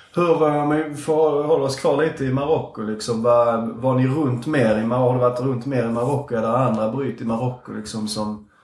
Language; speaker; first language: Swedish; native; Swedish